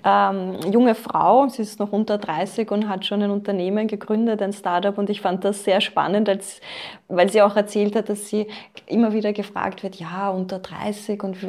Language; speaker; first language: German; native; German